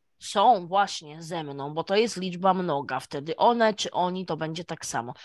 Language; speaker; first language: Polish; native; Polish